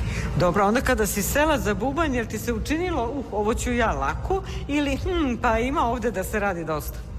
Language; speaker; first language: Serbian; native; Serbian